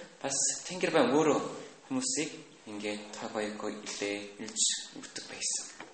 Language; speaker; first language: Mongolian; non-native, learner; Korean